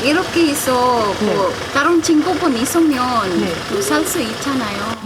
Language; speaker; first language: Korean; non-native, learner; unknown